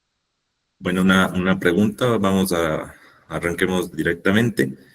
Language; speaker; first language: Spanish; native; Spanish